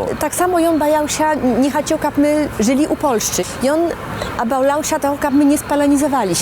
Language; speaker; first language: Polish; non-native, local second language; Belarusian